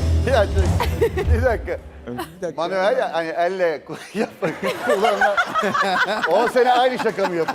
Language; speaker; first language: Turkish; native; Turkish